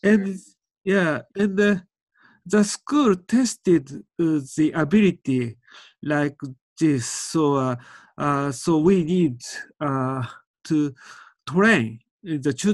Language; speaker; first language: English; non-native, learner; Japanese